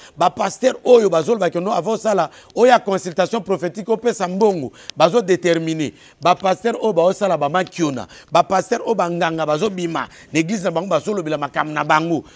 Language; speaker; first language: Lingala; native; Lingala